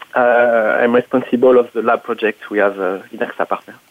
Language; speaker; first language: English; non-native, fluent; French